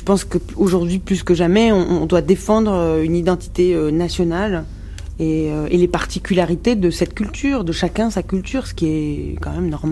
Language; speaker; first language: French; non-native, local second language; Arabic